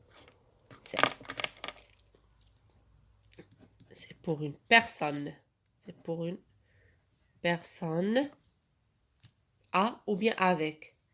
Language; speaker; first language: French; non-native, local second language; Arabic